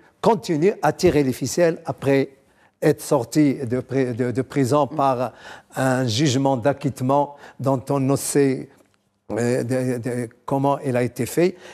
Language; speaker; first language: French; non-native, local second language; Arabic